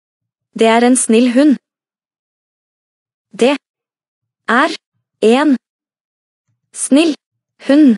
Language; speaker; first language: Norwegian; non-native, learner; Amharic